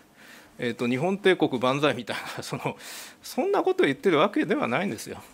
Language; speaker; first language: Japanese; native; Japanese